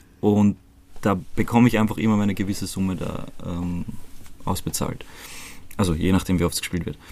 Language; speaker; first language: German; early bilingual, other home language; Croatian